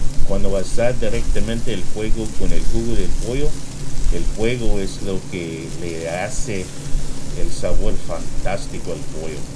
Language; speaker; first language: Spanish; early bilingual, heritage; English